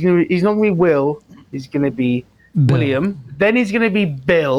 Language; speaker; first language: English; native; English